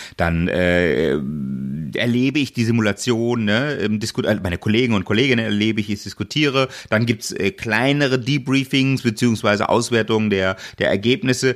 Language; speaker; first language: German; native; German